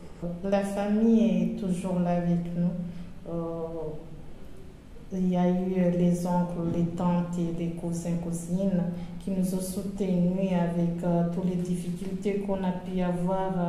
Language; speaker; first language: French; non-native, local second language; Comorian